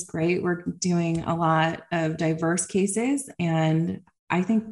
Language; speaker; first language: English; native; English